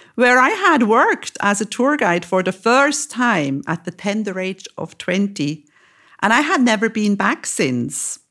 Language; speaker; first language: English; non-native, fluent; German